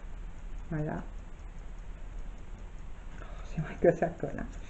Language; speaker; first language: French; native; French